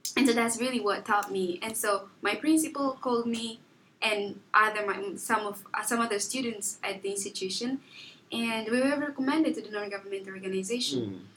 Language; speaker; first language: English; non-native, fluent; Portuguese